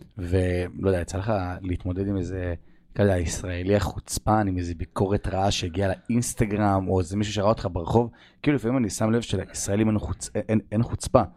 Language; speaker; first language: Hebrew; native; Hebrew